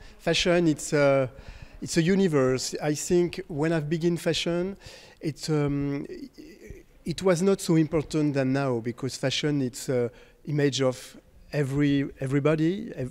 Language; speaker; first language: English; non-native, fluent; French